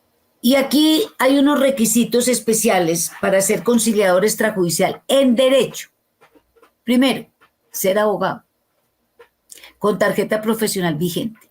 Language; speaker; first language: Spanish; native; Spanish